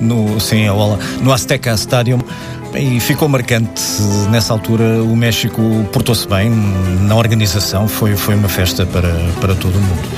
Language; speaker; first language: Portuguese; native; Portuguese